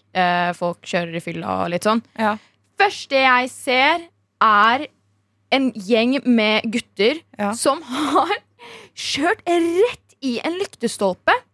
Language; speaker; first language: Norwegian; early bilingual, other home language; Turkish